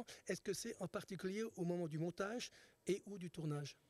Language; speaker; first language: French; native; French